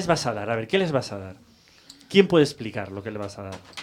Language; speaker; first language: Spanish; native; Spanish